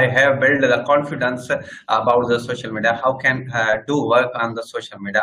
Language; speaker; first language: English; non-native, learner; Sindhi